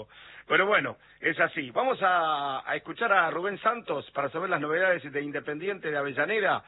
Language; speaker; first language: Spanish; native; Spanish